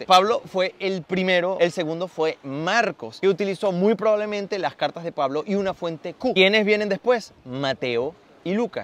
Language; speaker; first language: Spanish; native; Spanish